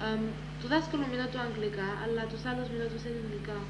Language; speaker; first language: Greek; early bilingual, heritage; Greek